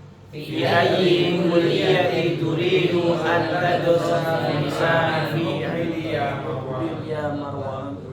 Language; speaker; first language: Arabic; non-native, learner; Indonesian